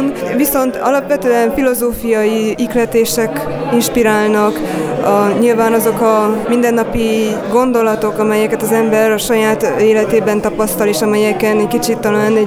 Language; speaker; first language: Hungarian; native; Hungarian